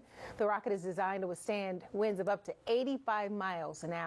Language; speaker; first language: English; native; English